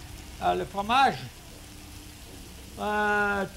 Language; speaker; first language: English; non-native, fluent; French